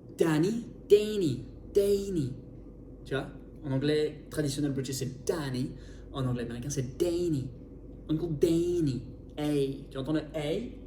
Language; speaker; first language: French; native; French